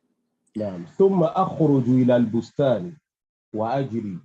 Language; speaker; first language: Arabic; non-native, fluent; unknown